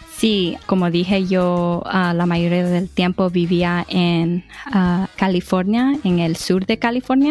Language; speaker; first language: Spanish; early bilingual, heritage; English